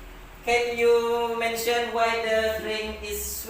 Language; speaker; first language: English; non-native, learner; Indonesian